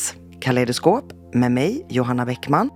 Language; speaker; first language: Swedish; native; Swedish